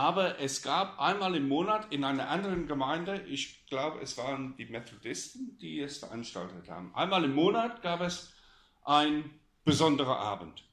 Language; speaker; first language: German; non-native, fluent; English